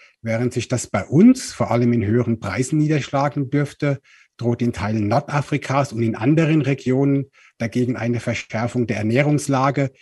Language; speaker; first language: German; native; German